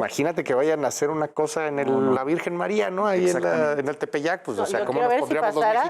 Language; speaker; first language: Spanish; native; Spanish